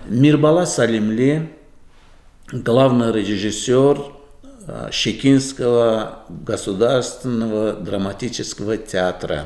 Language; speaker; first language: Russian; non-native, local second language; Azerbaijani